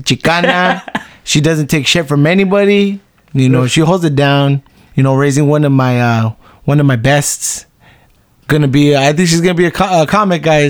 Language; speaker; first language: English; early bilingual, other home language; Spanish